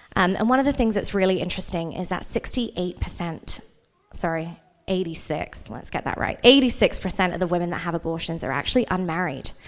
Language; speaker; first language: English; native; English